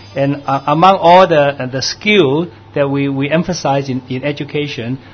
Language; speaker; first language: English; non-native, local second language; Cantonese